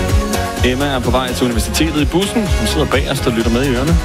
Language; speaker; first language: Danish; native; Danish